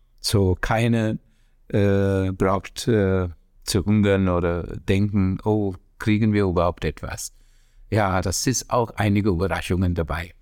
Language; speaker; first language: German; non-native, learner; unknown